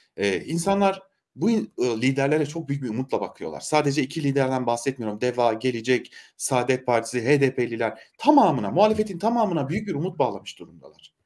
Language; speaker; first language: Turkish; native; Turkish